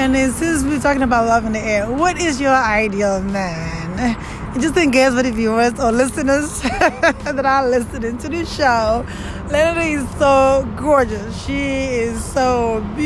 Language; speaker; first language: English; non-native, local second language; Wolof